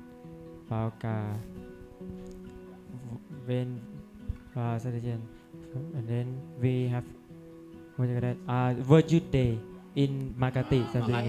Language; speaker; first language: English; non-native, learner; Thai